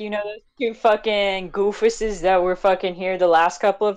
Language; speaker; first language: English; native; English